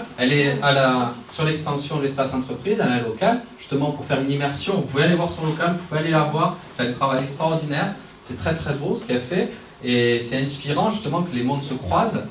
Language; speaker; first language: French; native; French